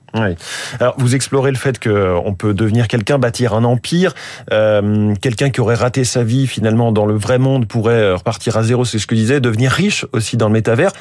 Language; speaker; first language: French; native; French